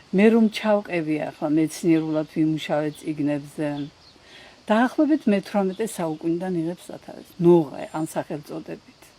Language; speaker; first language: Georgian; native; Georgian